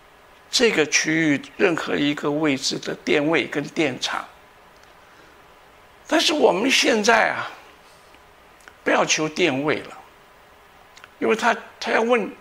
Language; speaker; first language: Chinese; native; Chinese